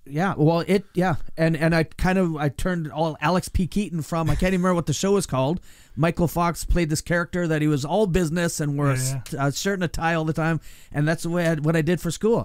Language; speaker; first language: English; native; English